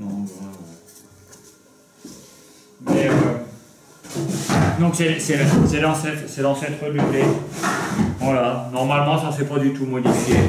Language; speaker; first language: French; native; French